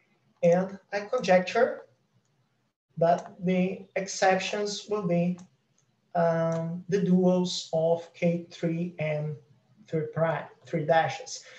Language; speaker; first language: English; non-native, fluent; Portuguese